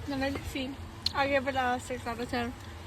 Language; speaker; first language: Danish; native; Danish